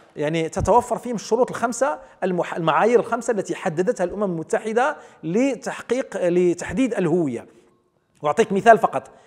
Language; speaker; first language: Arabic; native; Arabic